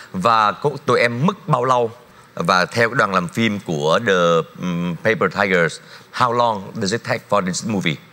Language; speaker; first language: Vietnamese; native; Vietnamese